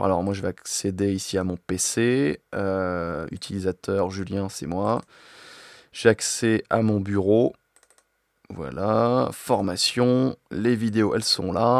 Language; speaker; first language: French; native; French